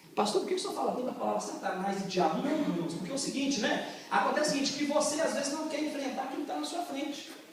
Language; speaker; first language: Portuguese; native; Portuguese